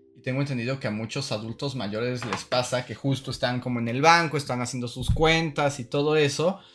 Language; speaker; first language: Spanish; native; Spanish